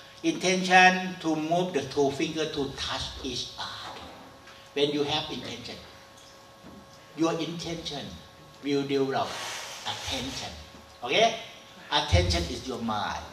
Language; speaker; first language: English; non-native, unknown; Thai